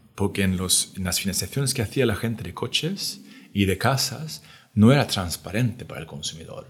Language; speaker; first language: Spanish; non-native, fluent; Swedish